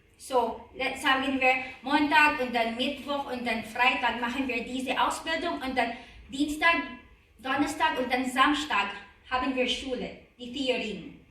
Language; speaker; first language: German; non-native, learner; Filipino